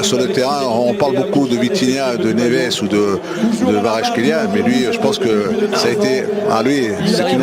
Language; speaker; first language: French; native; French